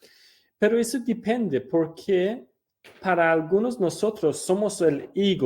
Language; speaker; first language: Spanish; non-native, fluent; Persian